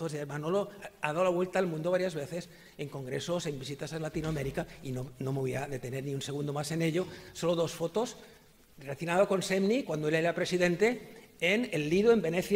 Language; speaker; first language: Spanish; native; Spanish